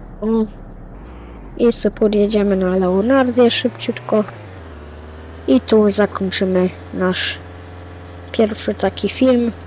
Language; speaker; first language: Polish; native; Polish